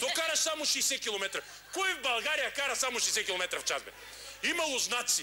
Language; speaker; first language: Bulgarian; native; Bulgarian